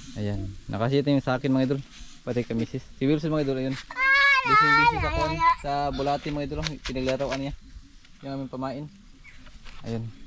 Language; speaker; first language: Filipino; non-native, local second language; Cebuano